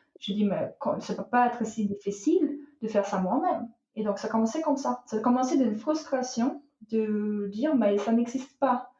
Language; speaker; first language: French; non-native, fluent; Russian